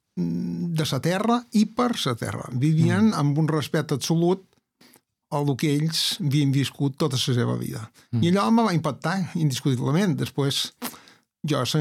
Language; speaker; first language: Catalan; native; Catalan